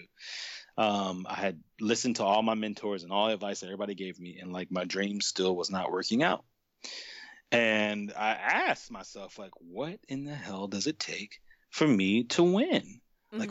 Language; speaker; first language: English; native; English